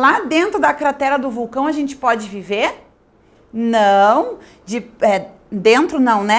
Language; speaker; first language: Portuguese; native; Portuguese